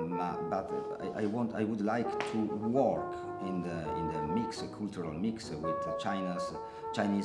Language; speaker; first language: English; non-native, learner; Italian